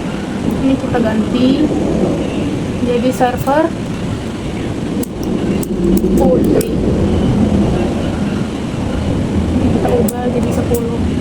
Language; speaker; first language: Indonesian; native; Indonesian